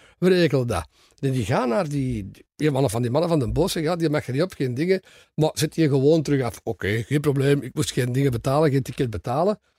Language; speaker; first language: Dutch; native; Dutch